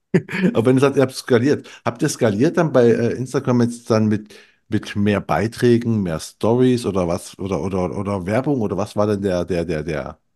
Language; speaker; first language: German; native; German